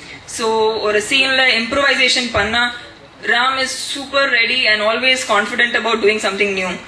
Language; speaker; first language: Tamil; non-native, fluent; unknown